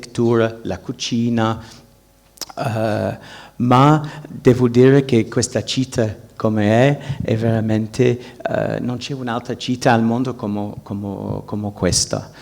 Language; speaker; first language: Italian; non-native, fluent; English